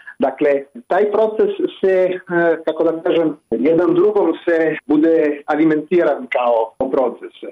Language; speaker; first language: Croatian; non-native, fluent; Italian